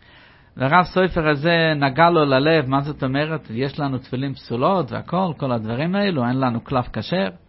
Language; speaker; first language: Hebrew; non-native, fluent; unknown